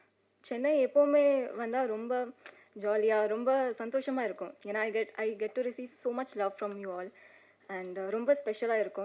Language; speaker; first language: Tamil; non-native, fluent; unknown